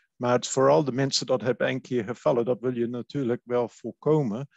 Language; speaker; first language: Dutch; non-native, fluent; English